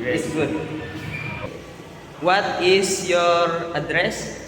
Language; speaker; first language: English; non-native, learner; Indonesian